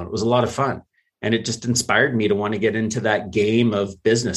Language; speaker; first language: English; native; English